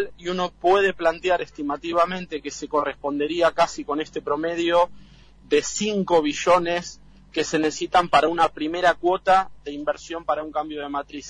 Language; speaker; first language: Spanish; native; Spanish